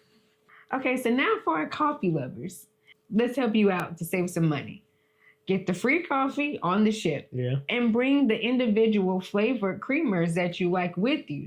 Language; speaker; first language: English; native; English